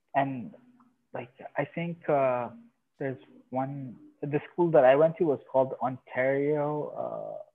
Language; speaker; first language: English; non-native, fluent; Persian